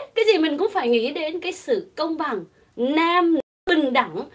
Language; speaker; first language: Vietnamese; native; Vietnamese